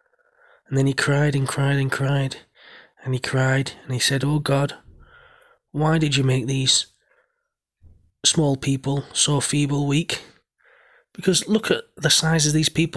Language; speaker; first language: English; native; English